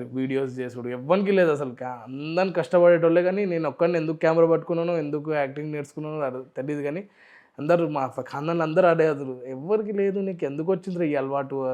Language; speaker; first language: Telugu; non-native, local second language; Urdu